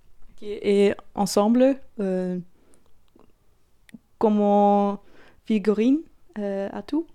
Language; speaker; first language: French; non-native, learner; Dutch